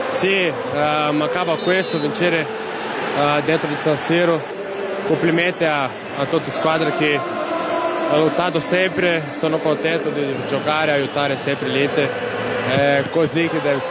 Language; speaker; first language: Italian; non-native, learner; Portuguese